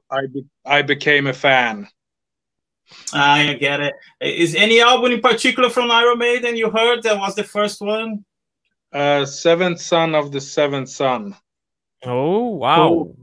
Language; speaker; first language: English; non-native, fluent; Swedish